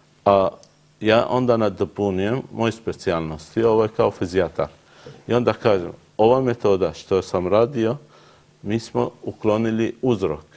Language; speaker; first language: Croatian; non-native, learner; Arabic